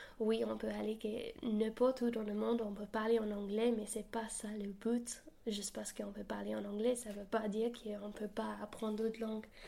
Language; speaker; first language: French; non-native, fluent; English